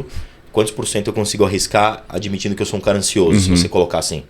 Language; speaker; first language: Portuguese; native; Portuguese